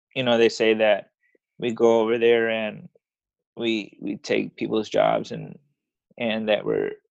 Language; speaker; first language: English; early bilingual, other home language; Spanish